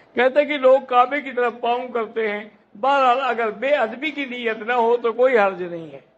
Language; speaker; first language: Urdu; native; Urdu